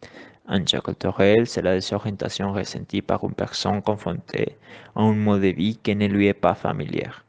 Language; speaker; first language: French; non-native, learner; Spanish